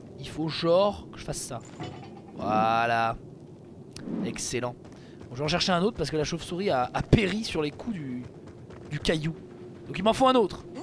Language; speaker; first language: French; native; French